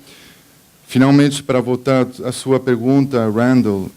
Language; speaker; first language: Portuguese; non-native, fluent; Spanish